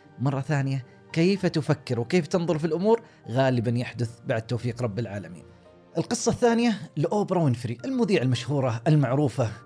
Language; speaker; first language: Arabic; native; Arabic